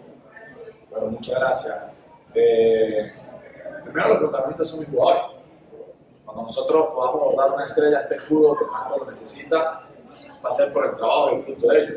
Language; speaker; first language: Spanish; native; Spanish